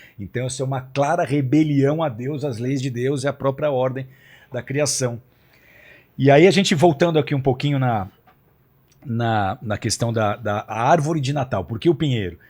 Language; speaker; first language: Portuguese; native; Portuguese